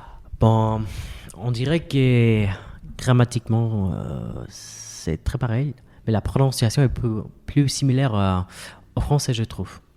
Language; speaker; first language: French; non-native, fluent; Spanish